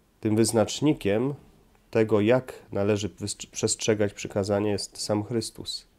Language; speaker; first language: Polish; native; Polish